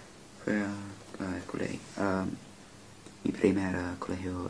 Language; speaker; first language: Spanish; non-native, learner; English